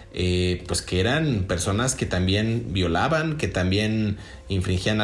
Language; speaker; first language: Spanish; native; Spanish